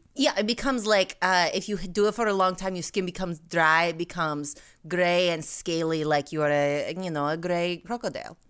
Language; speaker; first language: English; non-native, fluent; Russian